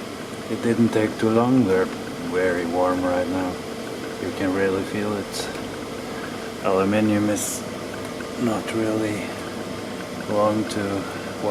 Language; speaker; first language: English; non-native, fluent; Icelandic